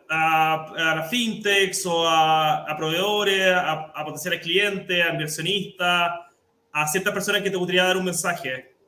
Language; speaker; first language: Spanish; native; Spanish